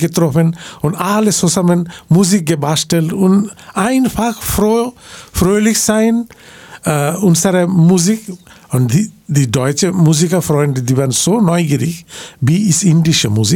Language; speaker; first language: German; non-native, learner; Bangla